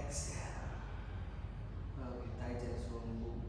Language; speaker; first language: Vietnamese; non-native, learner; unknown